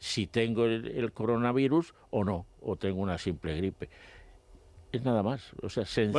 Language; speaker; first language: Spanish; native; Spanish